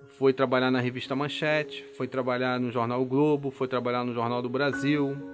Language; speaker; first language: Portuguese; native; Portuguese